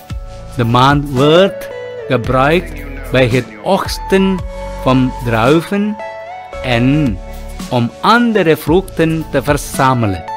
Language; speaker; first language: Dutch; non-native, fluent; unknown